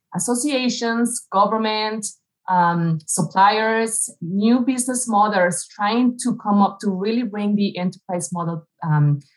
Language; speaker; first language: English; non-native, fluent; Spanish